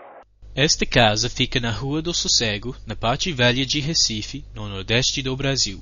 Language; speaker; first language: Portuguese; non-native, fluent; English